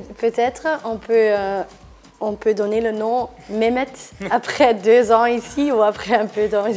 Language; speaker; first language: French; non-native, local second language; Dutch